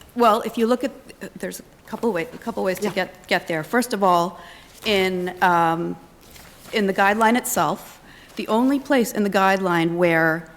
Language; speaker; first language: English; native; English